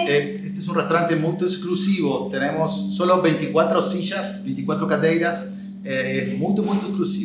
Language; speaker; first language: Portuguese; non-native, learner; Spanish